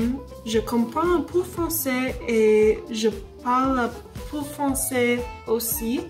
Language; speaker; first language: French; non-native, learner; English